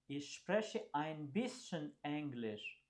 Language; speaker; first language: German; non-native, fluent; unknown